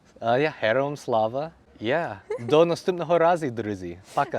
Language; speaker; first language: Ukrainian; non-native, learner; English